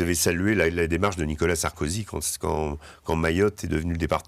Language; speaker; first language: French; native; French